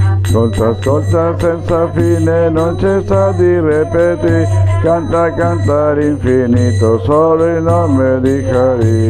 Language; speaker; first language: Italian; non-native, learner; Spanish